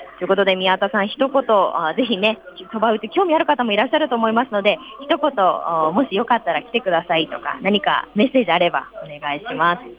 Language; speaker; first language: Japanese; native; Japanese